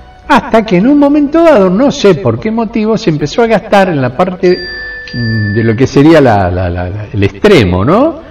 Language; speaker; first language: Spanish; native; Spanish